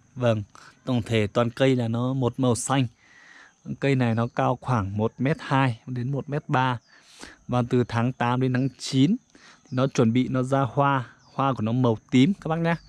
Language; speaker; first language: Vietnamese; non-native, local second language; Iu Mien